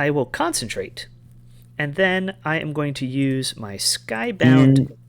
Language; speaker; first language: English; native; English